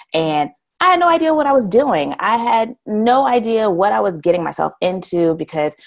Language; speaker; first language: English; native; English